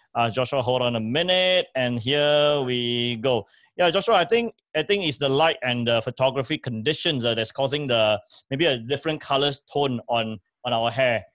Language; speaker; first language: English; native; English